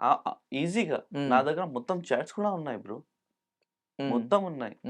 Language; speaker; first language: Telugu; non-native, local second language; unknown